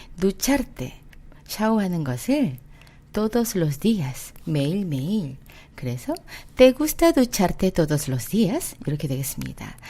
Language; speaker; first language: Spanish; non-native, fluent; Korean